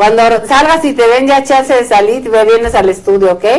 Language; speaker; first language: Spanish; native; Spanish